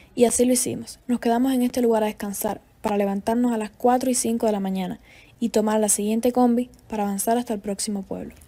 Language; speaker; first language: Spanish; native; Spanish